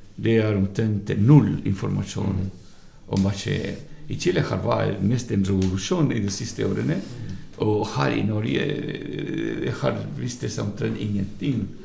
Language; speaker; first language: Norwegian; non-native, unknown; Spanish